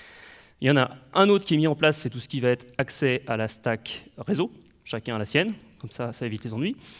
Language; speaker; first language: French; native; French